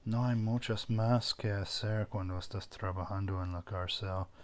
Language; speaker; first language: Spanish; non-native, fluent; English